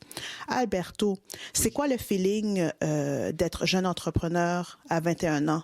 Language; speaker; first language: French; native; French